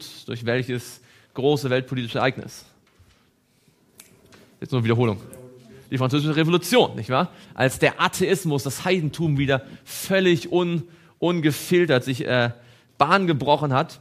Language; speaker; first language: German; native; German